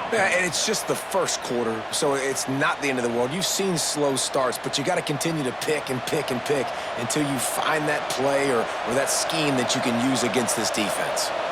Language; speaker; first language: English; native; English